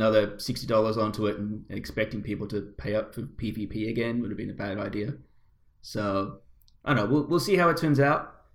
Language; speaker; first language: English; native; English